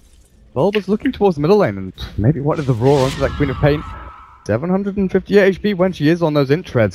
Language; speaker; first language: English; native; English